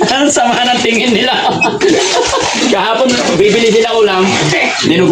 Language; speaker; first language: Filipino; native; Filipino